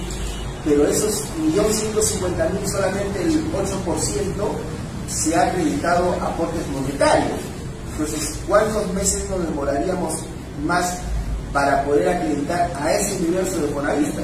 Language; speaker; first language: Spanish; native; Spanish